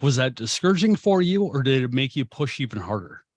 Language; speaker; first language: English; native; English